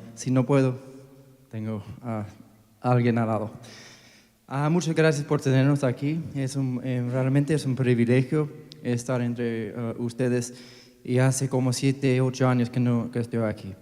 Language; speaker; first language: Spanish; non-native, fluent; English